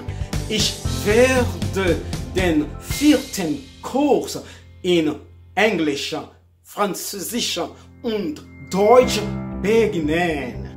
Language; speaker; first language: German; non-native, learner; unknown